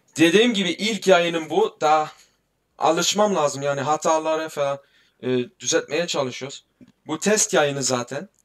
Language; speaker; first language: Turkish; early bilingual, heritage; Turkish